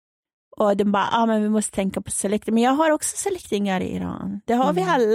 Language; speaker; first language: Swedish; non-native, fluent; Persian